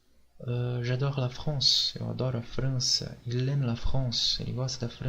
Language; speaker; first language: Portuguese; non-native, fluent; French